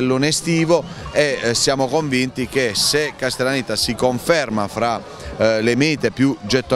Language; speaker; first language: Italian; native; Italian